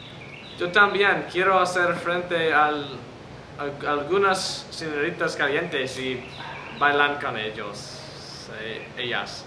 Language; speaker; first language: Spanish; non-native, learner; English